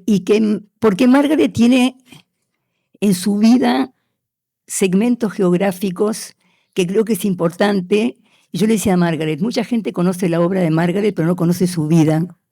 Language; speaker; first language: Spanish; native; Spanish